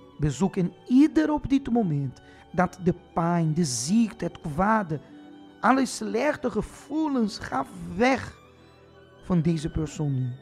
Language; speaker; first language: Dutch; non-native, fluent; Portuguese